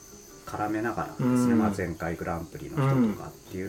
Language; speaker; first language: Japanese; native; Japanese